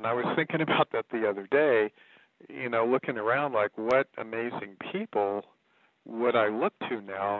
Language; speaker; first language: English; native; English